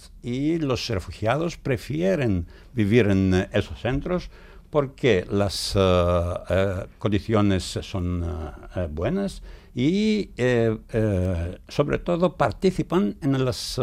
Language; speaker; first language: Spanish; non-native, fluent; Greek